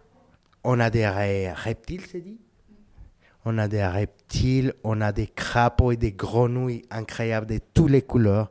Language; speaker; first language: French; non-native, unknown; Spanish